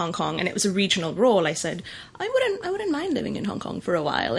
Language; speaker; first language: English; native; English